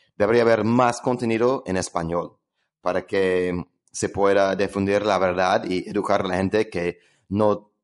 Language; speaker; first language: Spanish; non-native, fluent; English